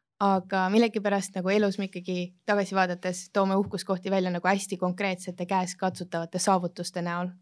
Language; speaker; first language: Estonian; native; Estonian